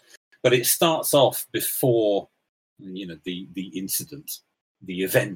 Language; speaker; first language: English; native; English